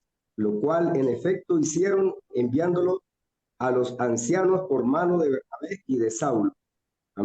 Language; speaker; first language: Spanish; native; Spanish